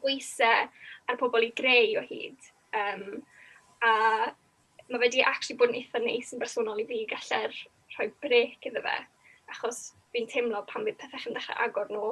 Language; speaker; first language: Welsh; native; Welsh